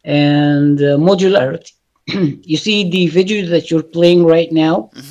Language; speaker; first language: English; non-native, fluent; Arabic